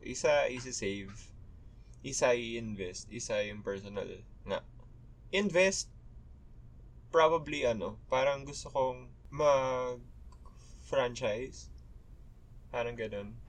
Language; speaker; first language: Filipino; native; Filipino